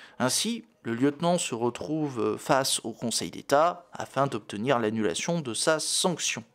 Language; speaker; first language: French; native; French